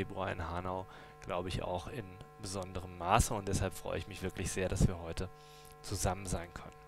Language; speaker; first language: German; native; German